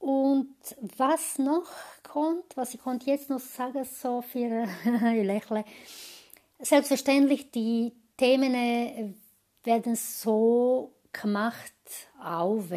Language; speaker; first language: German; non-native, fluent; Croatian